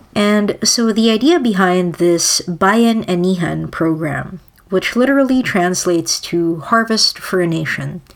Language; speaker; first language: English; non-native, local second language; Filipino